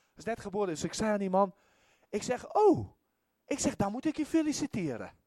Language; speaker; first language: Dutch; non-native, fluent; Afrikaans